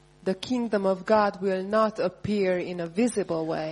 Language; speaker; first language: English; non-native, fluent; Hungarian